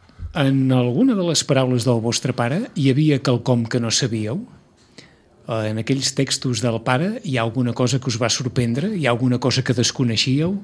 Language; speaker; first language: Catalan; native; Catalan